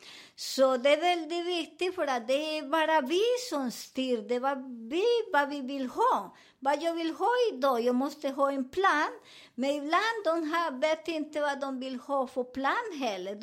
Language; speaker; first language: Swedish; non-native, fluent; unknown